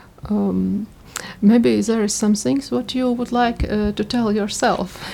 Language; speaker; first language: English; non-native, learner; Latvian